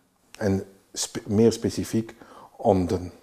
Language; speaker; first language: Dutch; non-native, local second language; French